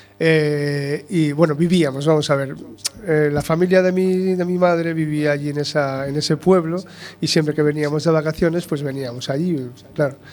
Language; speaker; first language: Spanish; native; Spanish